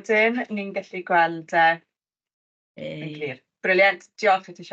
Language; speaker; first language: Welsh; native; Welsh